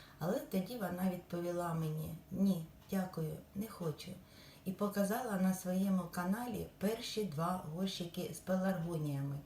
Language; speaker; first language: Ukrainian; native; Ukrainian